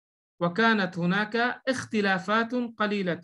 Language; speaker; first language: Arabic; non-native, fluent; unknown